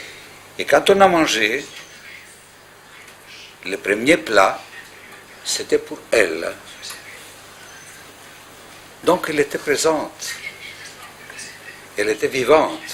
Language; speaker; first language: French; non-native, fluent; Greek